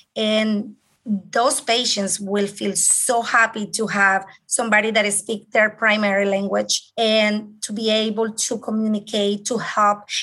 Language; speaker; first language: English; non-native, fluent; Spanish